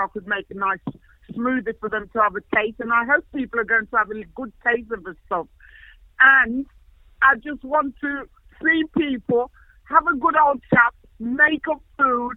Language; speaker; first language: English; native; English